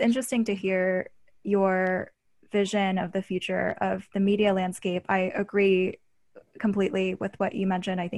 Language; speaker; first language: English; native; English